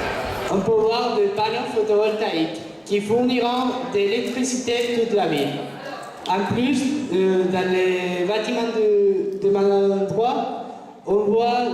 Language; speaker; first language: French; non-native, fluent; Spanish